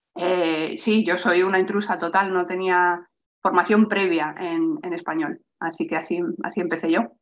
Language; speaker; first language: Spanish; native; Spanish